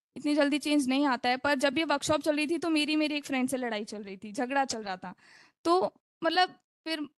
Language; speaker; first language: Hindi; native; Hindi